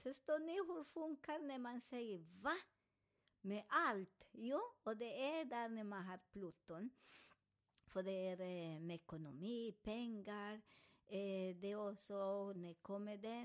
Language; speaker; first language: Swedish; non-native, fluent; Spanish